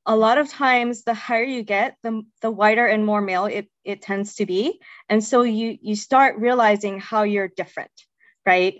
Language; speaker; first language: English; native; English